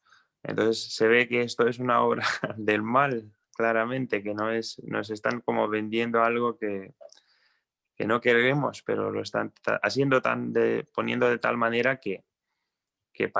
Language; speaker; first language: Spanish; non-native, fluent; Croatian